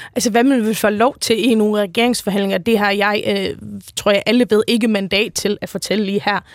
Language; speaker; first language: Danish; native; Danish